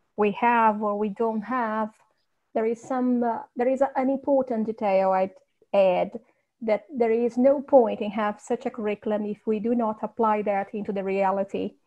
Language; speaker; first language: English; non-native, fluent; Portuguese